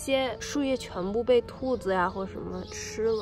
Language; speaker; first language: Chinese; early bilingual, heritage; Chinese